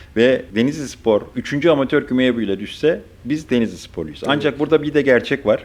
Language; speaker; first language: Turkish; native; Turkish